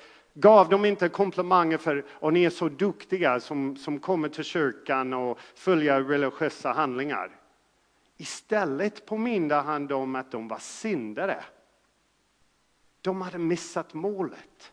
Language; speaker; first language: Swedish; non-native, fluent; English